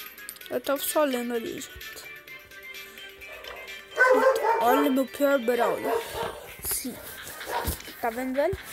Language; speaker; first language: Portuguese; native; Portuguese